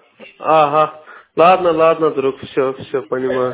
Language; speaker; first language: Russian; non-native, learner; Azerbaijani